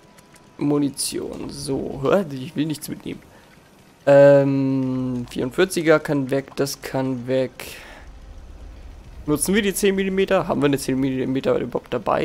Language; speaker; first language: German; native; German